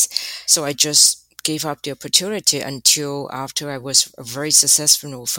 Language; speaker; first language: English; non-native, fluent; Chinese